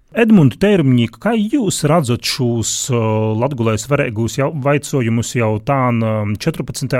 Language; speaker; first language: Latvian; native; Latvian